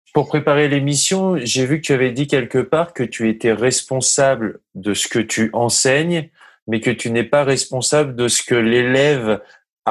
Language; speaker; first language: French; native; French